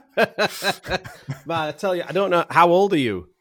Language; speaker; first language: English; native; English